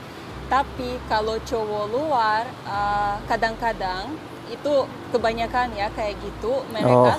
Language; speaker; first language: Indonesian; non-native, fluent; Russian